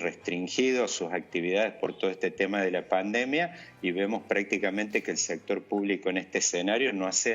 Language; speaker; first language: Spanish; native; Spanish